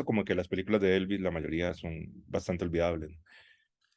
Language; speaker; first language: Spanish; native; Spanish